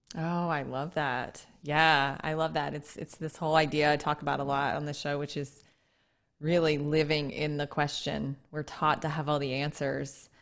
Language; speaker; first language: English; native; English